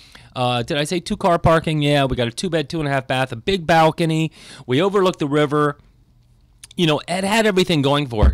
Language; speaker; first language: English; native; English